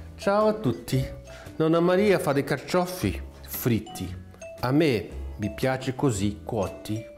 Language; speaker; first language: Italian; non-native, fluent; Portuguese